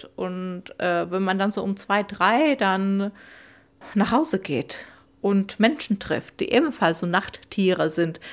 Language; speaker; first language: German; non-native, fluent; Czech